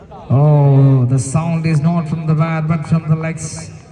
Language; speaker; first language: English; non-native, local second language; Malayalam